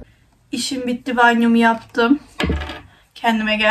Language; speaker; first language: Turkish; early bilingual, heritage; Turkish